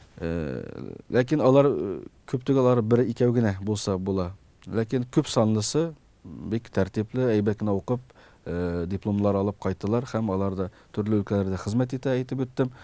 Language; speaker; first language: Tatar; early bilingual, heritage; Tatar